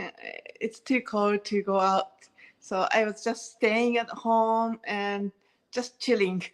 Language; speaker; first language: English; non-native, learner; Japanese